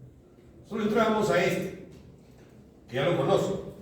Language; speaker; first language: Spanish; native; Spanish